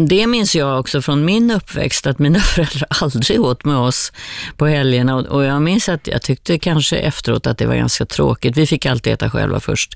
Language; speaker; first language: Swedish; native; Swedish